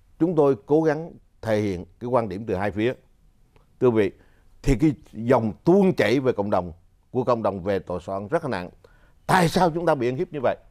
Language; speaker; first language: Vietnamese; native; Vietnamese